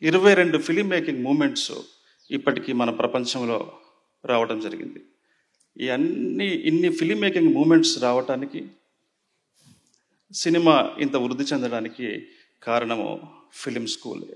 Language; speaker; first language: Telugu; native; Telugu